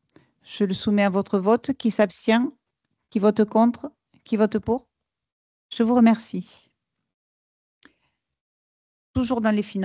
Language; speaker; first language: French; native; French